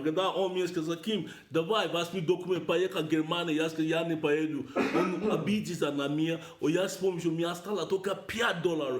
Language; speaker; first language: Russian; non-native, learner; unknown